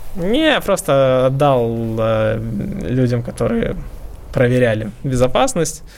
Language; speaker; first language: Russian; native; Russian